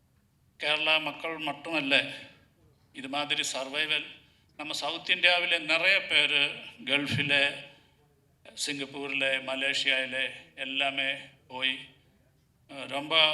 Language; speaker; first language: Tamil; non-native, learner; Malayalam